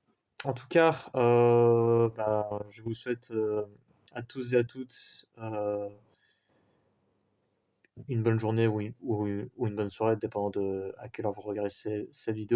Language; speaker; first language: French; native; French